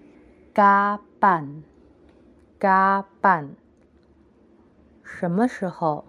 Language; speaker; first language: Chinese; non-native, local second language; Indonesian